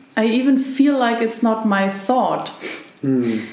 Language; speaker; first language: English; non-native, fluent; German